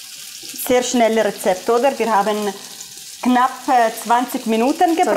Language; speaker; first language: German; non-native, fluent; Italian